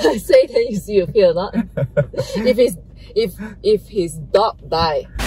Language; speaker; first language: English; non-native, local second language; Chinese